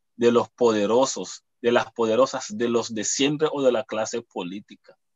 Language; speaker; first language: Spanish; native; Spanish